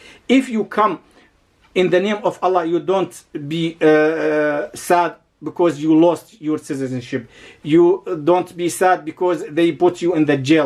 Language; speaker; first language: English; non-native, learner; Arabic